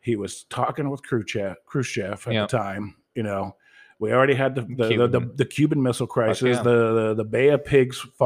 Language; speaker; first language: English; native; English